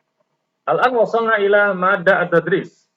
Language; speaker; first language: Arabic; non-native, fluent; Indonesian